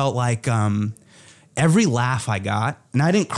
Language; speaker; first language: English; native; English